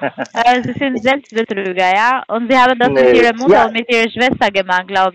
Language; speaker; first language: German; non-native, fluent; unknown